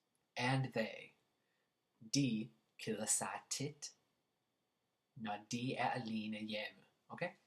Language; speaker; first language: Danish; non-native, fluent; English